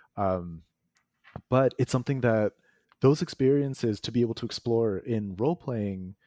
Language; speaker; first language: English; native; English